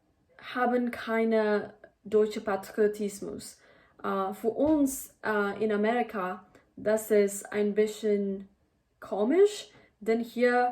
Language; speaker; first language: German; non-native, learner; Spanish